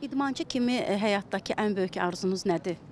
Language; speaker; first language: Azerbaijani; native; Azerbaijani